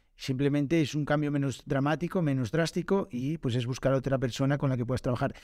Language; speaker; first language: Spanish; native; Spanish